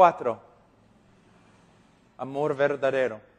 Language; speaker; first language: Spanish; non-native, fluent; English